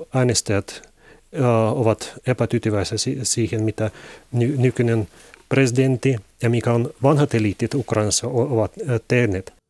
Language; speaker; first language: Finnish; non-native, learner; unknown